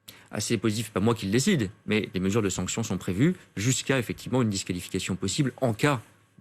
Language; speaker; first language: French; native; French